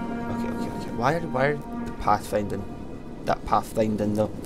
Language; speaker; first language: English; native; English